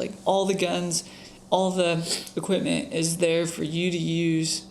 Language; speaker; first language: English; native; English